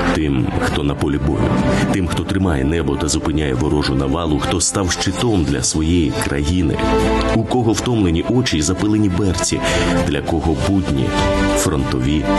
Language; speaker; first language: Ukrainian; native; Ukrainian